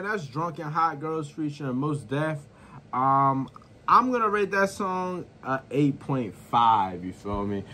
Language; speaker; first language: English; native; English